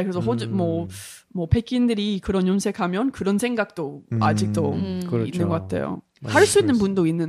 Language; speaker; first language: Korean; non-native, learner; English